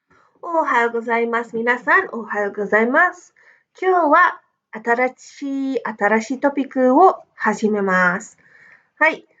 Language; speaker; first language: Japanese; non-native, fluent; English